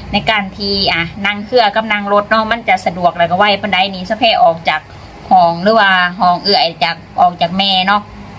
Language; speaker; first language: Thai; native; Thai